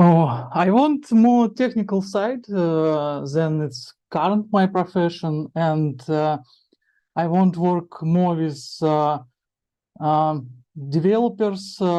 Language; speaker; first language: English; non-native, learner; Russian